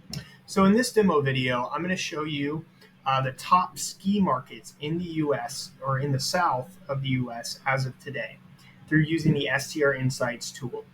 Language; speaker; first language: English; native; English